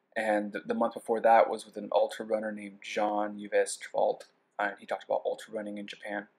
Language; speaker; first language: English; native; English